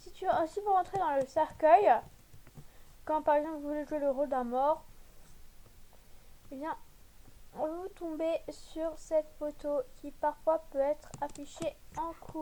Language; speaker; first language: French; native; French